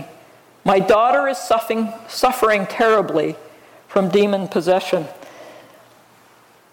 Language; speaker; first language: English; native; English